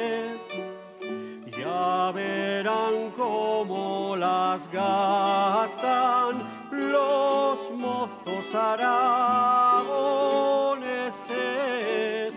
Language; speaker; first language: Spanish; native; Spanish